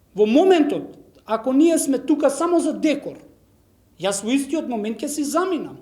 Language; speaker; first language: Macedonian; non-native, local second language; Romany